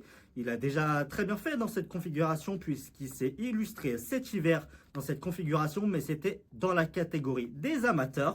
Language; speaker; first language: French; native; French